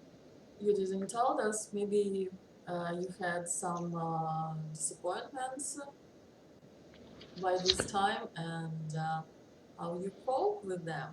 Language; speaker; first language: English; non-native, learner; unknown